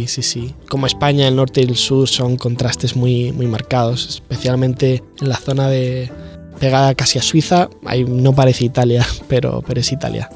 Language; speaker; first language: Spanish; native; Spanish